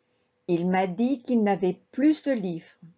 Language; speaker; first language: French; non-native, fluent; Spanish